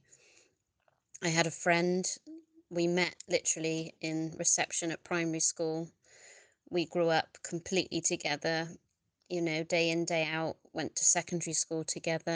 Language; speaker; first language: English; native; English